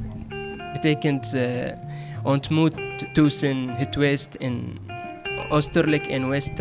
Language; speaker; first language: Dutch; non-native, learner; Arabic